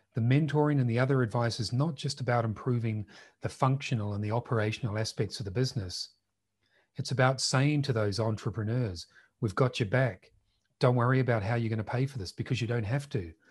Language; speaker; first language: English; native; English